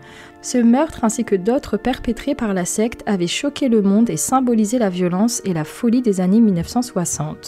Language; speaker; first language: French; native; French